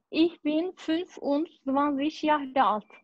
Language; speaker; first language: German; non-native, learner; Turkish